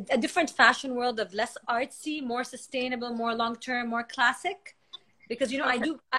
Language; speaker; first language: English; non-native, fluent; Arabic